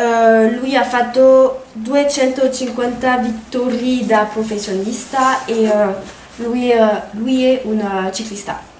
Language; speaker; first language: Italian; non-native, learner; French